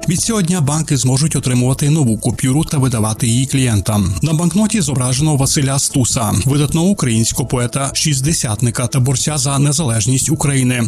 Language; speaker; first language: Ukrainian; non-native, local second language; Hungarian